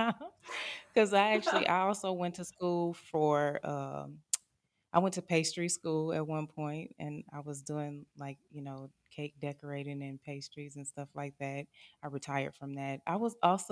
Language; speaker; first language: English; native; English